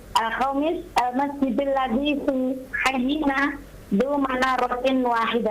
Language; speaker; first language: Arabic; non-native, learner; Indonesian